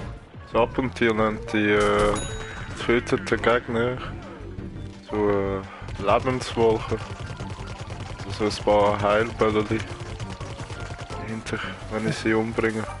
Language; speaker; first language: German; native; German